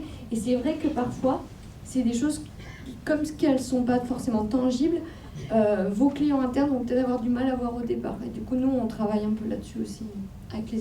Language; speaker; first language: French; native; French